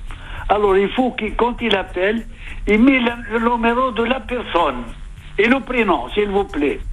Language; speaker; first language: French; non-native, fluent; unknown